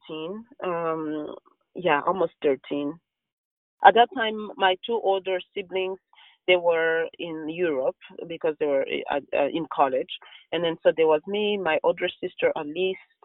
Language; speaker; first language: English; non-native, local second language; Kinyarwanda